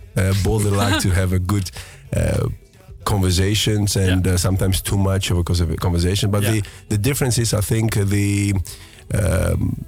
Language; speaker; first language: English; early bilingual, other home language; Greek